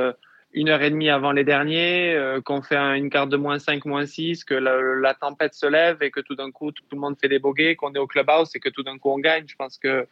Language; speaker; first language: French; native; French